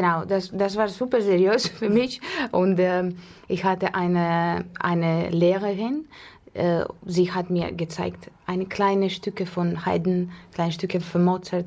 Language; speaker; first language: German; non-native, learner; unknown